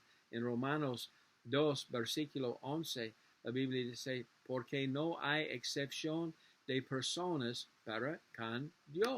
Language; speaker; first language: Spanish; non-native, learner; English